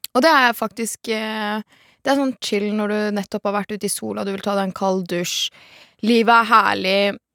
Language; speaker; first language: Norwegian; native; Norwegian